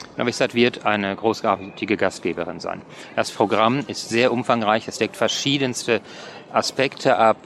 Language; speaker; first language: German; native; German